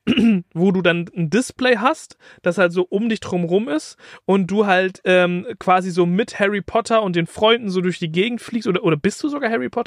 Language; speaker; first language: German; native; German